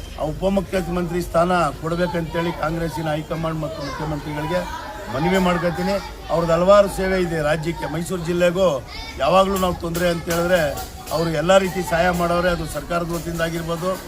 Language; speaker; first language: Kannada; non-native, local second language; Urdu